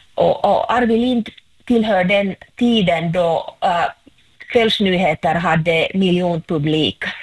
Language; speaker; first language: Swedish; non-native, local second language; Finnish